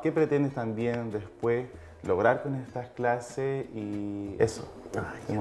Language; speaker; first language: Spanish; native; Spanish